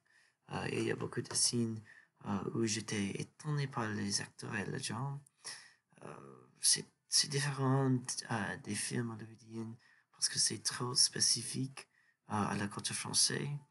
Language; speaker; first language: French; non-native, learner; English